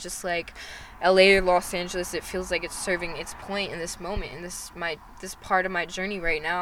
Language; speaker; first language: English; native; English